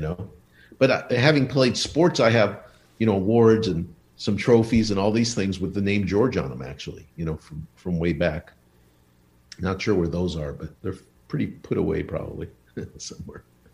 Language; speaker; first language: English; early bilingual, other home language; Spanish